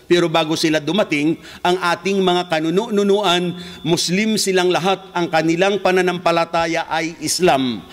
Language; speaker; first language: Filipino; non-native, local second language; Hiligaynon